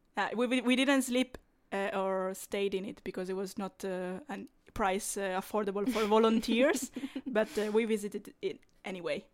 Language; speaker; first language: English; non-native, fluent; Italian